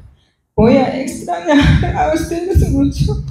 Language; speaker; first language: Spanish; non-native, learner; Korean